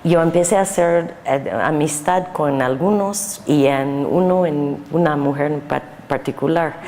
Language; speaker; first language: Spanish; non-native, learner; English